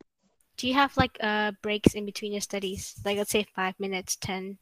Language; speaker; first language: English; non-native, fluent; Indonesian